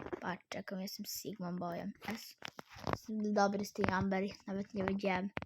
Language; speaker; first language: Polish; native; Polish